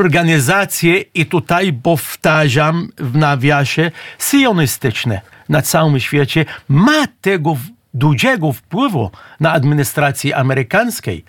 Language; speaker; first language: Polish; non-native, fluent; Arabic